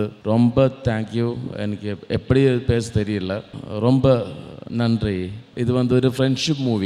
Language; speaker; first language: Tamil; non-native, learner; Malayalam